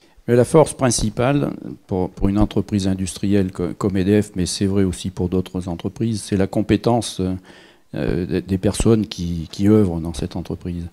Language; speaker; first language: French; native; French